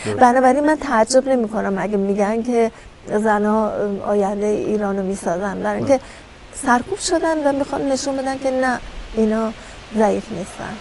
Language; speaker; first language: Persian; native; Persian